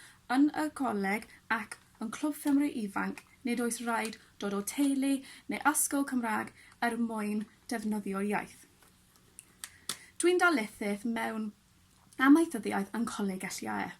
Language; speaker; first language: Welsh; non-native, learner; English